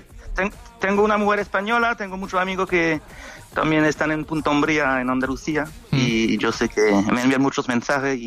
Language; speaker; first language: Spanish; non-native, fluent; French